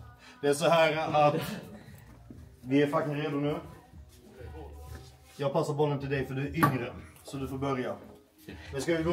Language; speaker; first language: Swedish; native; Swedish